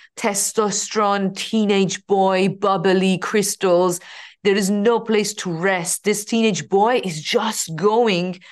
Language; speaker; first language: English; non-native, fluent; Persian